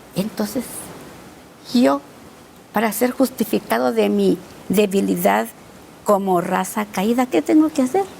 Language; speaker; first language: Spanish; native; Spanish